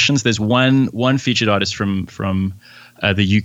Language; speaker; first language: English; native; English